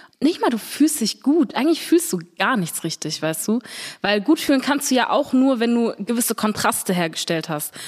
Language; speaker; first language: German; early bilingual, other home language; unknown